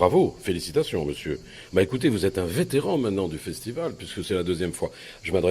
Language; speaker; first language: French; native; French